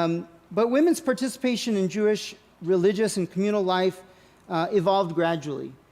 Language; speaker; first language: English; native; English